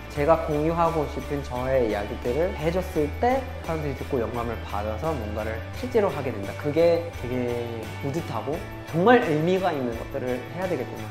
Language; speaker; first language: Korean; non-native, fluent; English